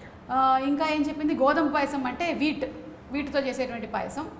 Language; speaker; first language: Telugu; native; Telugu